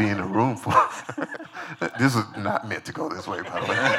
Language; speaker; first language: English; native; English